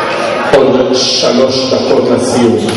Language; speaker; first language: Hebrew; native; Hebrew